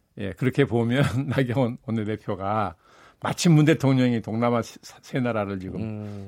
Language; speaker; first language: Korean; native; Korean